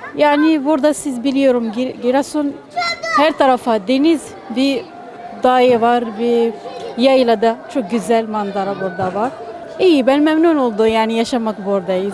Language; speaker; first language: Turkish; non-native, learner; Arabic